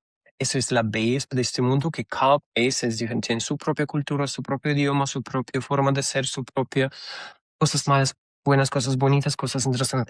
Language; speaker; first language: Spanish; non-native, fluent; Russian